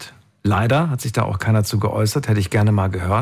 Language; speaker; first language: German; native; German